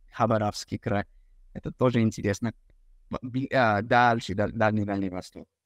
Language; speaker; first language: Russian; non-native, fluent; English